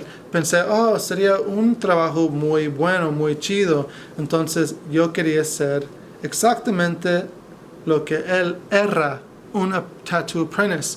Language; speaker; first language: Spanish; non-native, fluent; English